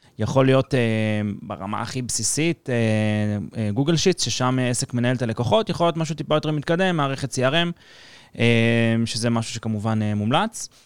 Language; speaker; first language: Hebrew; native; Hebrew